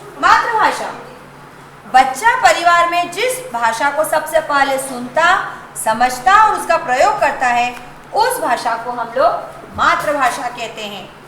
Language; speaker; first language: Hindi; native; Hindi